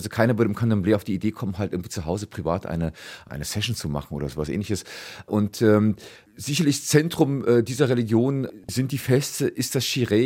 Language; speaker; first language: German; native; German